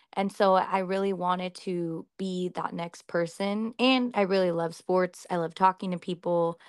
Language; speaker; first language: English; early bilingual, other home language; Hindi